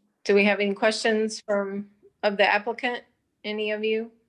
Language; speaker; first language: English; native; English